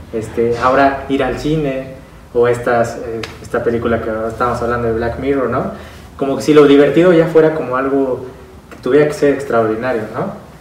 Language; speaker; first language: Spanish; native; Spanish